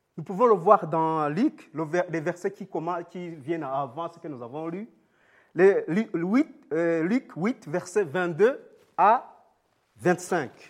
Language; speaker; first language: French; non-native, local second language; Rundi